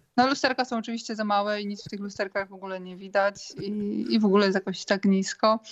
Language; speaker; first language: Polish; native; Polish